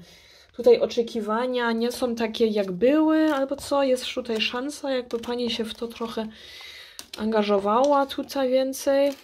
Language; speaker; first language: Polish; early bilingual, heritage; Polish